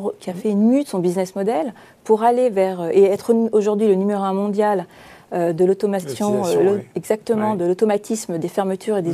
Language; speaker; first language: French; native; French